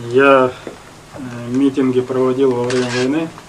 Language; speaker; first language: Russian; non-native, local second language; Chechen